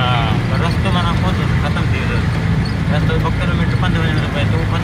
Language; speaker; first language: Hindi; non-native, local second language; Sindhi